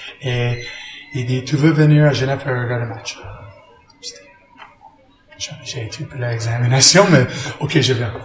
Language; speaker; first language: French; non-native, learner; English